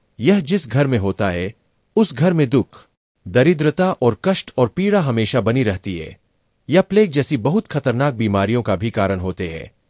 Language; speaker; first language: Hindi; non-native, local second language; Gujarati